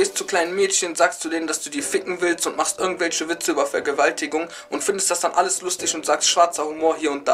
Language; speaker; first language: German; native; German